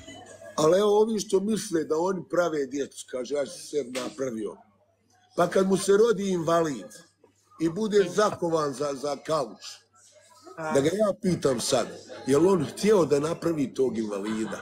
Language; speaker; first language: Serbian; early bilingual, heritage; Bosnian